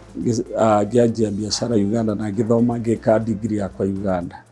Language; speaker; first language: Kikuyu; non-native, local second language; Embu